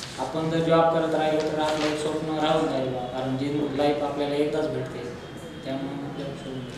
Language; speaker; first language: Marathi; non-native, local second language; Lambadi